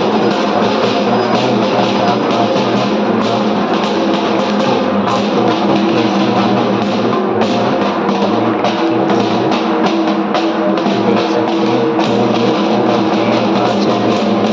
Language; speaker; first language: Hindi; non-native, local second language; Bangla